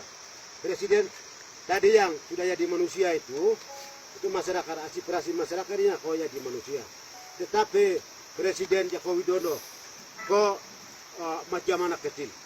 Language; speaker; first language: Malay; non-native, local second language; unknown